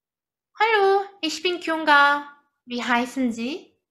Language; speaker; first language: German; non-native, fluent; Korean